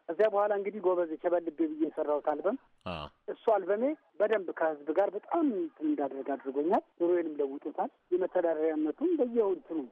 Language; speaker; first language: Amharic; native; Amharic